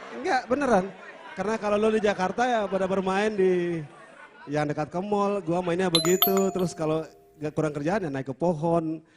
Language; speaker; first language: Indonesian; native; Indonesian